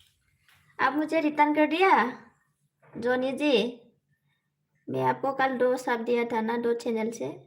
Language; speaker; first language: Hindi; non-native, local second language; Bodo